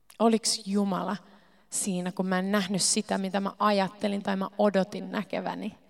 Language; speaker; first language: Finnish; early bilingual, heritage; Finnish